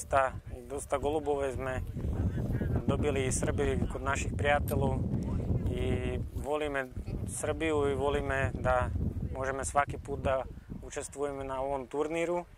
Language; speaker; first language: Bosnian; non-native, learner; Slovak